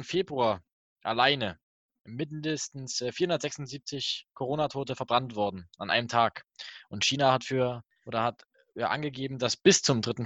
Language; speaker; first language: German; native; German